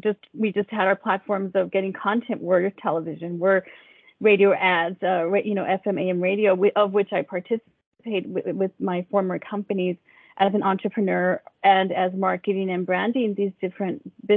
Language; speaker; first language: English; native; English